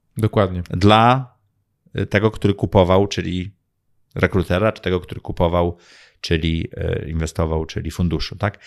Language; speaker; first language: Polish; early bilingual, heritage; Polish